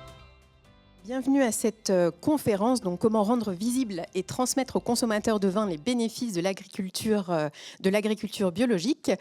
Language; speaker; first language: French; native; French